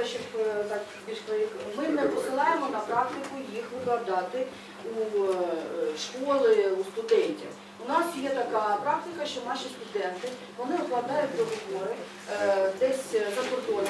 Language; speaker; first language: Ukrainian; non-native, local second language; Russian